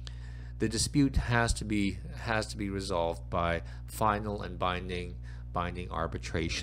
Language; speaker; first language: English; native; English